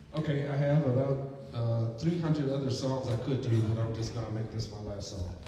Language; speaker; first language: English; native; English